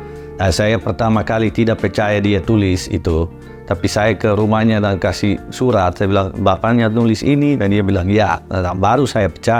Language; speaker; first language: Indonesian; non-native, learner; Dutch